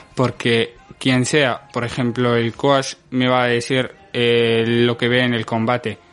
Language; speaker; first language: Spanish; non-native, fluent; Arabic